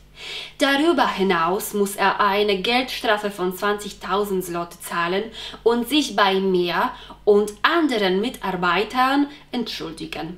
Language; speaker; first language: German; non-native, fluent; Polish